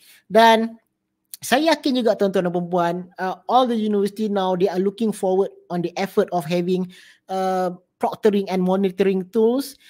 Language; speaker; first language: English; non-native, local second language; Malay